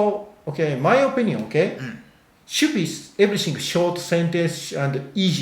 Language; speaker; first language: English; non-native, learner; Japanese